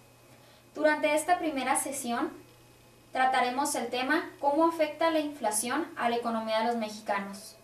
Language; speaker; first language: Spanish; native; Spanish